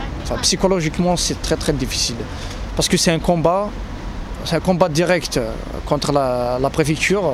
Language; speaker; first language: French; non-native, local second language; Arabic